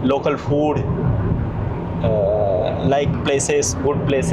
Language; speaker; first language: English; non-native, local second language; Hindi